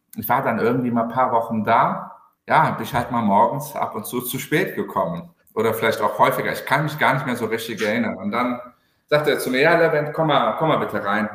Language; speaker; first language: German; early bilingual, other home language; Turkish